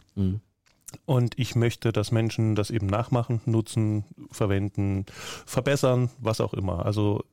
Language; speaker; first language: German; native; German